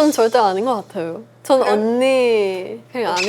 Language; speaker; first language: Korean; early bilingual, heritage; English